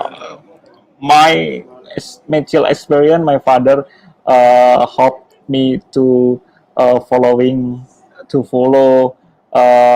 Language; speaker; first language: English; non-native, learner; Indonesian